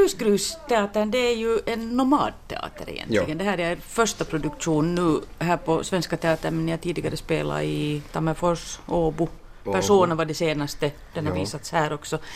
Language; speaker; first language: Swedish; native; Swedish